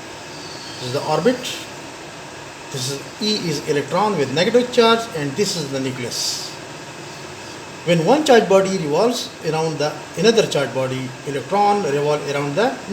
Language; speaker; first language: English; non-native, local second language; Pashto